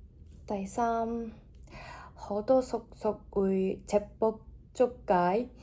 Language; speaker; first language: Cantonese; non-native, fluent; Japanese